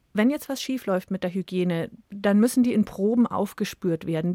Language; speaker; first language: German; native; German